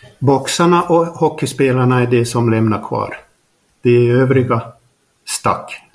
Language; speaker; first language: Swedish; native; Swedish